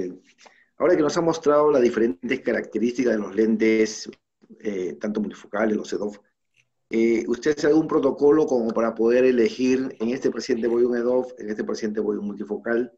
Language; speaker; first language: Spanish; native; Spanish